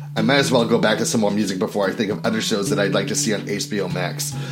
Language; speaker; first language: English; native; English